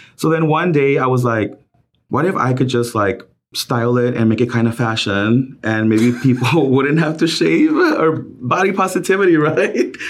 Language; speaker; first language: English; early bilingual, other home language; Spanish